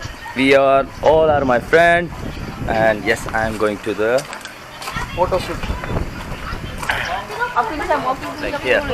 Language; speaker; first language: English; non-native, learner; Hindi